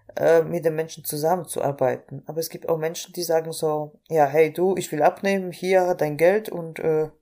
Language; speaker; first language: German; non-native, fluent; Polish